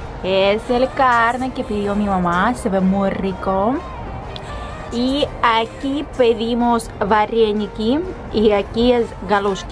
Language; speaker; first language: Spanish; non-native, fluent; Russian